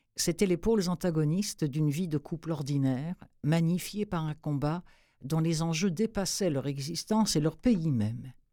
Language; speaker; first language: French; native; French